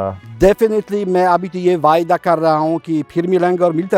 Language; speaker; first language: Hindi; non-native, fluent; Polish